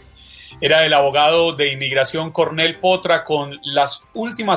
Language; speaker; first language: Spanish; native; Spanish